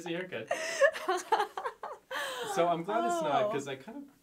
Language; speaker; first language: English; native; English